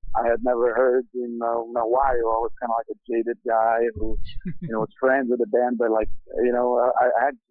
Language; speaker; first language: English; non-native, fluent; Portuguese